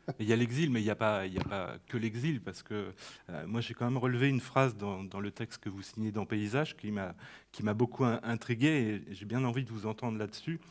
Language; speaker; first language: French; native; French